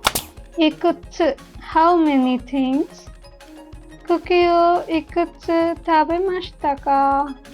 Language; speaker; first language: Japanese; non-native, learner; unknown